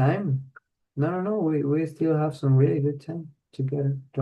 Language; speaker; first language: English; non-native, fluent; Spanish